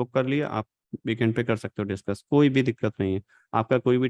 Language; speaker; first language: Hindi; native; Hindi